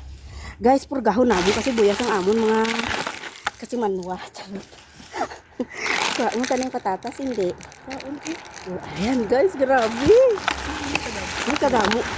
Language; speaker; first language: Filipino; non-native, local second language; Hiligaynon